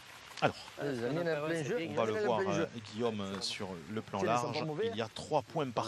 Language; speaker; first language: French; native; French